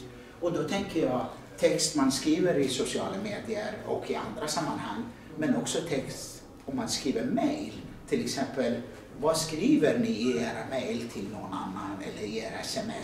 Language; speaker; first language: Swedish; non-native, fluent; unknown